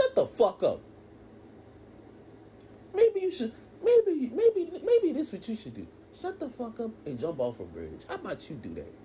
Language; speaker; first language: English; native; English